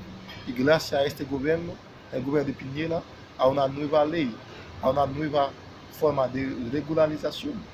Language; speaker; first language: Spanish; non-native, fluent; Haitian Creole